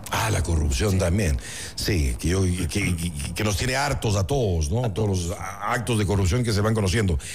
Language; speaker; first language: Spanish; native; Spanish